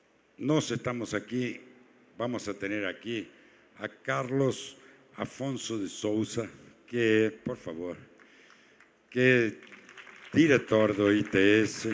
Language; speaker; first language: Portuguese; non-native, fluent; Spanish